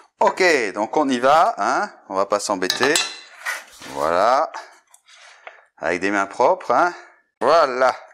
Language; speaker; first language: French; native; French